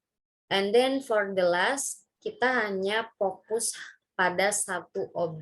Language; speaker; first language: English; non-native, learner; Indonesian